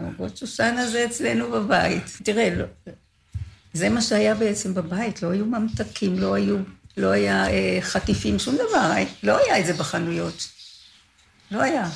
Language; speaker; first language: Hebrew; native; Hebrew